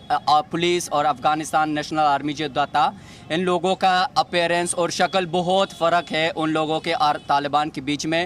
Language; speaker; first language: Hindi; non-native, fluent; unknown